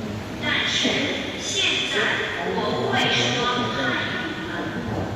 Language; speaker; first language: Chinese; non-native, learner; Indonesian